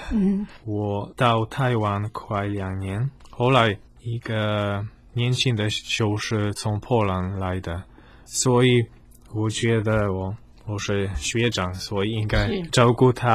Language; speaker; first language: Chinese; non-native, fluent; Polish